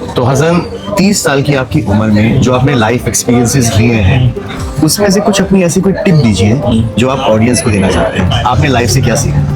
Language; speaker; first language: Hindi; native; Hindi